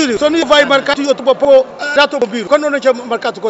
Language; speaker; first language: Italian; non-native, learner; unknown